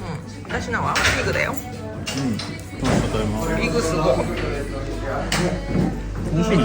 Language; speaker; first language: Japanese; native; Japanese